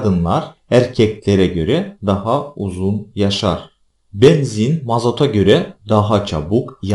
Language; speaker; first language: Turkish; non-native, fluent; Russian